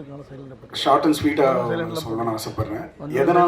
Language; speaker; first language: Tamil; native; Tamil